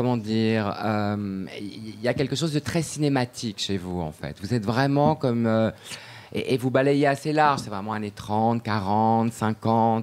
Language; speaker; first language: French; native; French